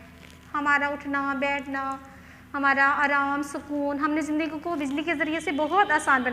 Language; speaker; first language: Hindi; non-native, local second language; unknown